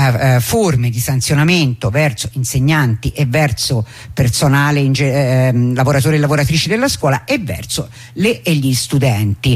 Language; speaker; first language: Italian; native; Italian